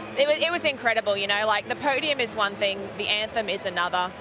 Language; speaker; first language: English; native; English